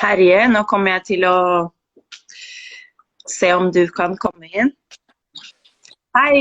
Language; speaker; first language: Norwegian; non-native, fluent; Spanish